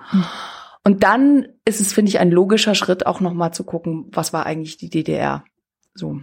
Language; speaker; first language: German; early bilingual, other home language; Swiss German